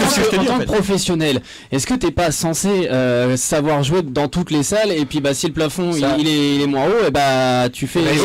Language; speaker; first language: French; native; French